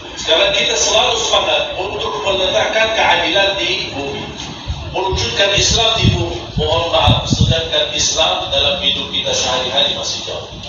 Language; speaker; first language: Indonesian; non-native, fluent; Arabic